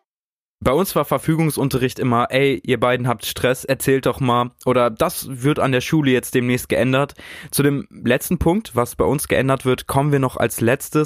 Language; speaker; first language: German; native; German